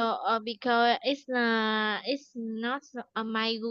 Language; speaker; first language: English; non-native, learner; Vietnamese